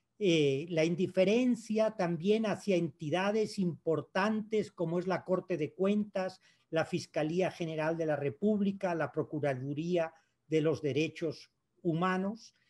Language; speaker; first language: Spanish; native; Spanish